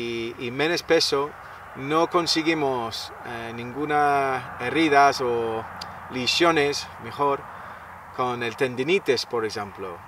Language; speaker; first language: Spanish; non-native, fluent; English